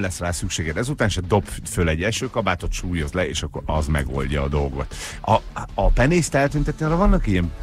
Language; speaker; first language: Hungarian; native; Hungarian